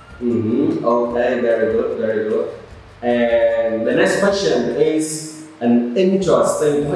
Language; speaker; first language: English; non-native, learner; Vietnamese